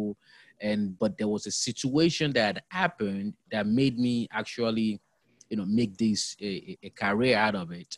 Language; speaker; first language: English; non-native, local second language; Yoruba